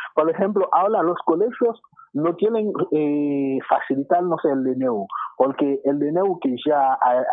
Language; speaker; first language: Spanish; non-native, fluent; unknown